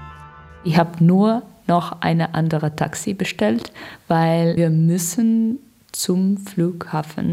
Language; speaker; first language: German; non-native, learner; Russian